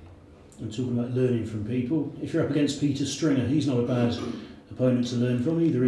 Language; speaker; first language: English; native; English